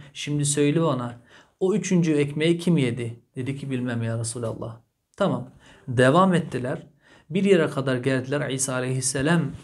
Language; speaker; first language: Turkish; early bilingual, heritage; Turkish